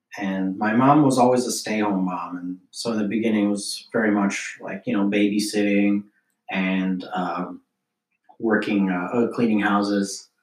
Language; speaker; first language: English; early bilingual, other home language; Slovak